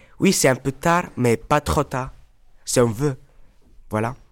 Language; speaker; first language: French; non-native, learner; Arabic